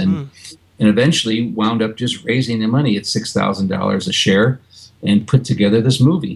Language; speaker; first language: English; native; English